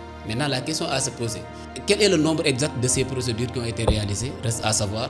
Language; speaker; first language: French; non-native, local second language; Wolof